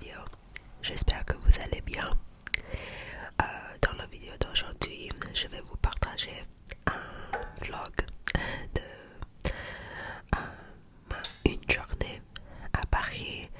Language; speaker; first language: French; non-native, learner; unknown